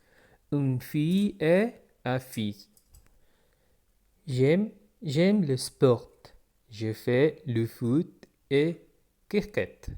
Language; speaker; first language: French; non-native, fluent; Pashto